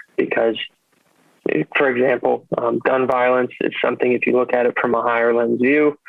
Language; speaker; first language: English; native; English